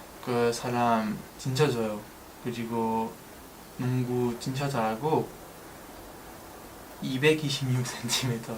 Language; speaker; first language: Korean; non-native, learner; French